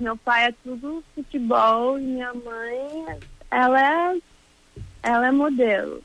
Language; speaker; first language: Portuguese; early bilingual, heritage; Portuguese